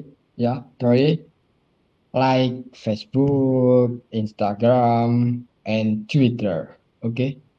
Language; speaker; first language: English; non-native, learner; Indonesian